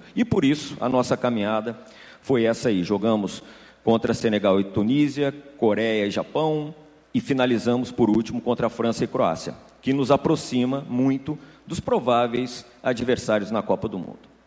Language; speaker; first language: Portuguese; native; Portuguese